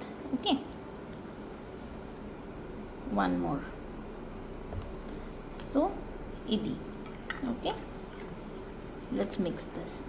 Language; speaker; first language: Telugu; non-native, learner; Marathi